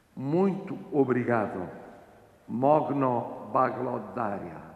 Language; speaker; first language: English; non-native, fluent; Portuguese